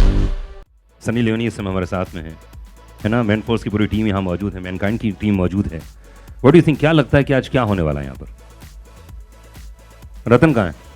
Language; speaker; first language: Hindi; native; Hindi